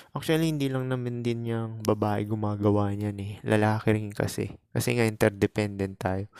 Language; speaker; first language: Filipino; native; Filipino